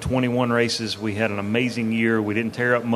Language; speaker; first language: English; native; English